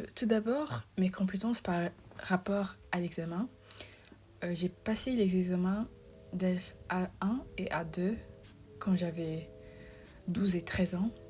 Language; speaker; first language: French; non-native, fluent; English